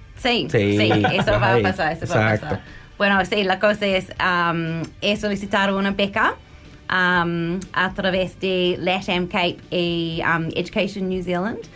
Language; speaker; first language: Spanish; non-native, learner; English